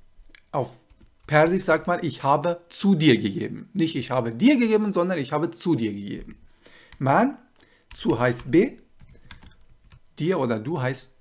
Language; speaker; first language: German; non-native, fluent; Persian